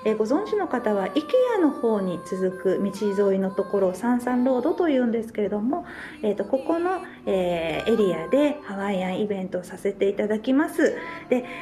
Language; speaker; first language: Japanese; native; Japanese